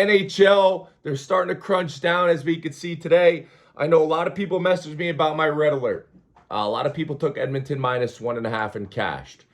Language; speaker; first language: English; native; English